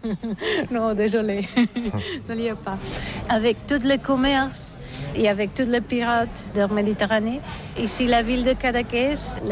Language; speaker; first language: French; non-native, learner; Catalan